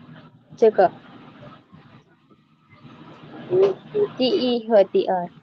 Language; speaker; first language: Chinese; non-native, fluent; Indonesian